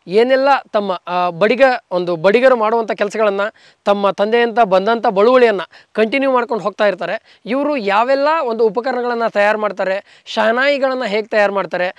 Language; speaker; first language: Kannada; native; Kannada